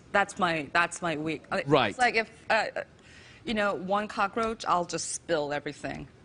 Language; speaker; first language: English; early bilingual, other home language; Korean